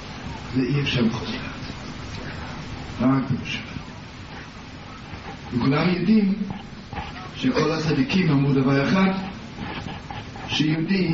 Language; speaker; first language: Hebrew; non-native, learner; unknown